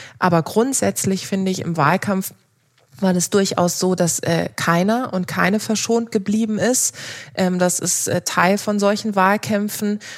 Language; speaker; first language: German; early bilingual, other home language; Turkish